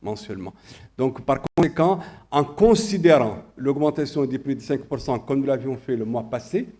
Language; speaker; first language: French; non-native, local second language; Arabic